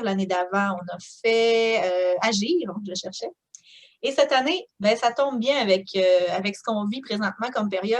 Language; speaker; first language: French; native; French